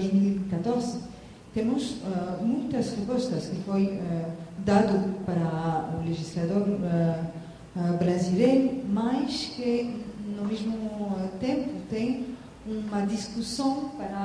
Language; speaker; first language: Portuguese; non-native, fluent; French